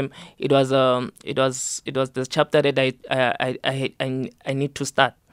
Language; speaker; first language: English; non-native, local second language; Southern Sotho